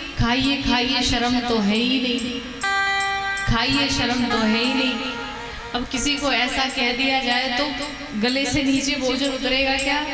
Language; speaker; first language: Hindi; native; Hindi